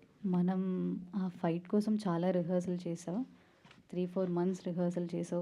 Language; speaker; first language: Telugu; non-native, learner; Malayalam